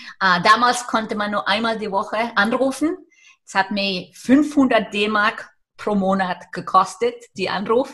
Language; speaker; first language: German; non-native, fluent; Icelandic